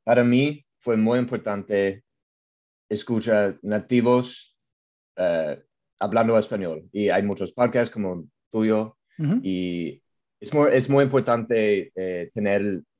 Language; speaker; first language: Spanish; non-native, learner; English